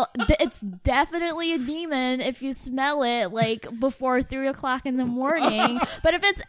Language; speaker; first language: English; non-native, local second language; Filipino